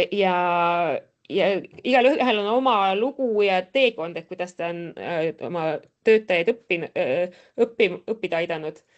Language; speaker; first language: Estonian; native; Estonian